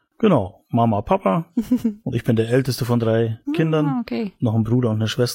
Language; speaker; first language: German; native; German